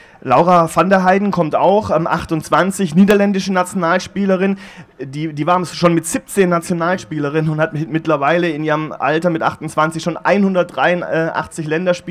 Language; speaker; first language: German; native; German